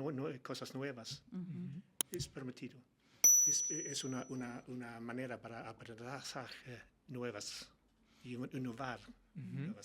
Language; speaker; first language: Spanish; non-native, learner; Swedish